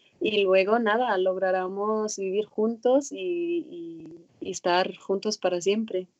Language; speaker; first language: Spanish; non-native, fluent; Arabic